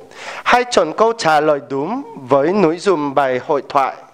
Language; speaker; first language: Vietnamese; non-native, fluent; Korean